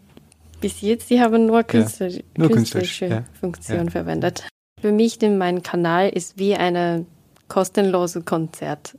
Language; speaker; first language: German; non-native, learner; Japanese